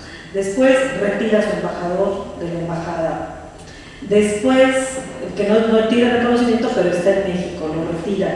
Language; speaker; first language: Spanish; native; Spanish